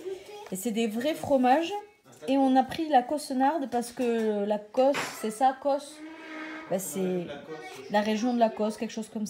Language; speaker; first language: French; native; French